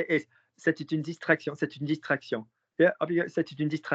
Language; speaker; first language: French; non-native, fluent; English